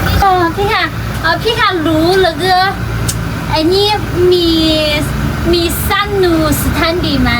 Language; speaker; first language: Thai; non-native, learner; Chinese